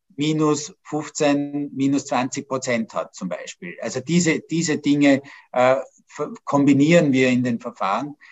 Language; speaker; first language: German; native; German